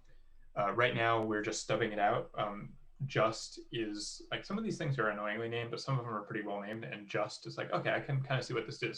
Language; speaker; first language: English; native; English